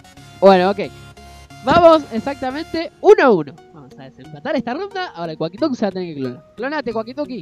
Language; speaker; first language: Spanish; native; Spanish